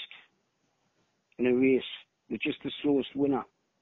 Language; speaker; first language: English; native; English